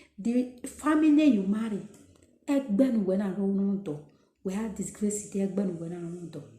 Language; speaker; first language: Nigerian Pidgin; non-native, local second language; Esan